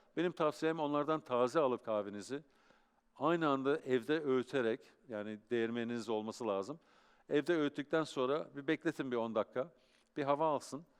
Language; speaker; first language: Turkish; early bilingual, heritage; Turkish